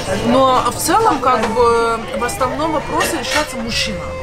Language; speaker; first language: Russian; non-native, fluent; Persian